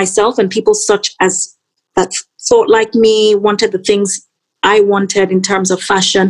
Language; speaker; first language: English; non-native, local second language; Yoruba